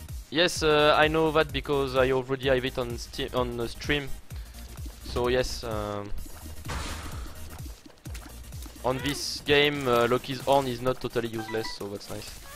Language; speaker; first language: English; non-native, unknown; French